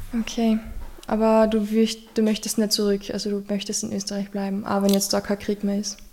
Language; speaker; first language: German; native; German